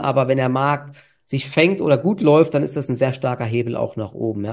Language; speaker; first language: German; native; German